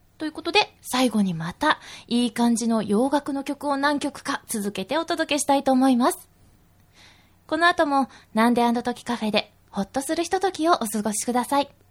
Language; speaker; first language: Japanese; native; Japanese